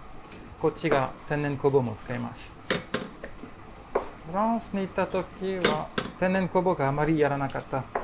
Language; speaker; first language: Japanese; non-native, learner; French